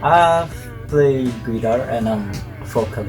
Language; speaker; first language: English; non-native, learner; Indonesian